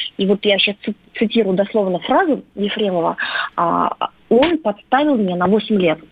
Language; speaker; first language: Russian; native; Russian